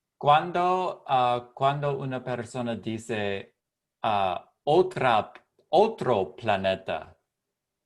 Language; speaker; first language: Spanish; non-native, learner; English